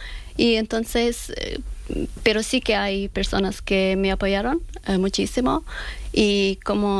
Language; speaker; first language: Spanish; non-native, fluent; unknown